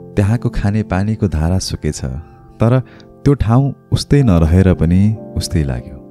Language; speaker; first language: Nepali; native; Nepali